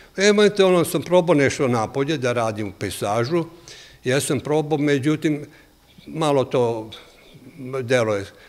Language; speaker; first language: Croatian; native; Croatian